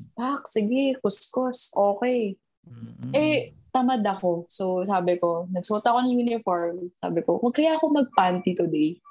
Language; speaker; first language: Filipino; early bilingual, heritage; Filipino